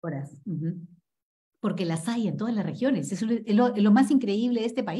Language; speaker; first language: Spanish; native; Spanish